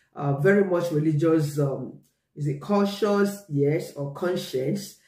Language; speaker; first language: English; non-native, local second language; Igbo